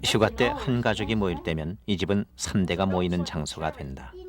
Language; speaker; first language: Korean; native; Korean